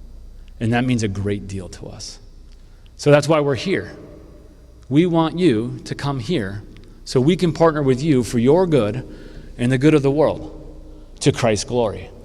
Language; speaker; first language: English; native; English